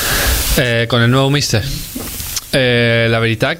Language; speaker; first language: Italian; non-native, fluent; Spanish